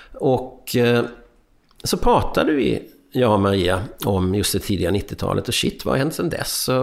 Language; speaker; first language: Swedish; early bilingual, other home language; Hungarian